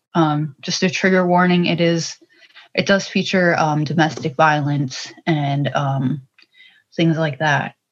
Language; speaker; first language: English; native; English